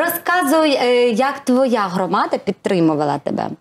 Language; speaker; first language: Ukrainian; native; Ukrainian